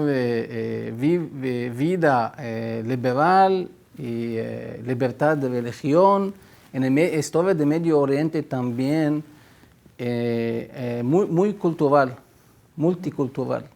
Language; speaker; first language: Spanish; non-native, fluent; Hebrew